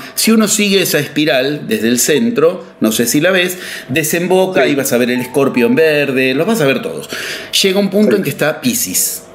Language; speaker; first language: Spanish; native; Spanish